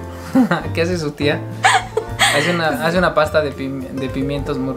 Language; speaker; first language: Spanish; native; Spanish